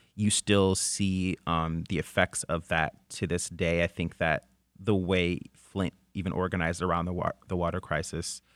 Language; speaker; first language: English; native; English